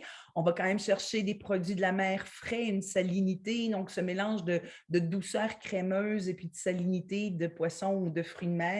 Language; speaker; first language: French; native; French